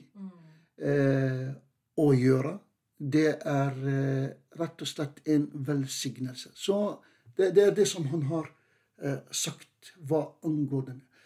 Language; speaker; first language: Norwegian; non-native, fluent; Arabic